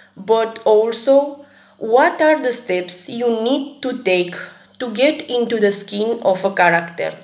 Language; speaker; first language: English; non-native, fluent; Romanian